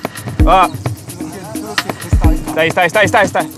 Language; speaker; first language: Spanish; non-native, learner; French